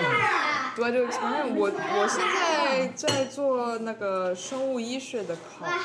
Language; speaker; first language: Chinese; non-native, learner; English